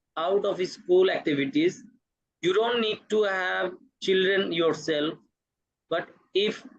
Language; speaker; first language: English; non-native, local second language; Bangla